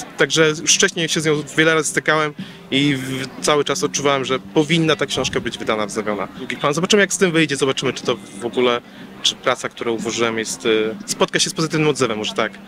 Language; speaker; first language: Polish; native; Polish